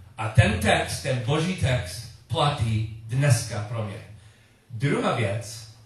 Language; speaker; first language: Czech; non-native, learner; English